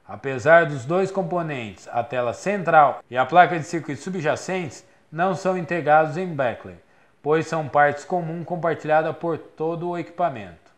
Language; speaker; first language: Portuguese; native; Portuguese